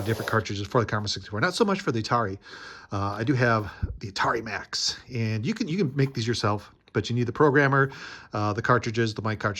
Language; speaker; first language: English; native; English